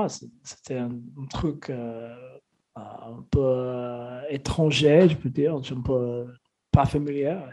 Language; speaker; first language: French; non-native, fluent; English